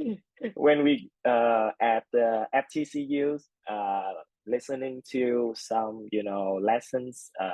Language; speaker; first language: English; non-native, fluent; Vietnamese